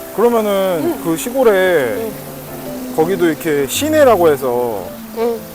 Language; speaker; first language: Korean; native; Korean